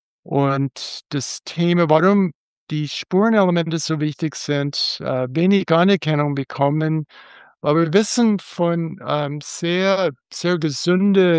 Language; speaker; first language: German; non-native, fluent; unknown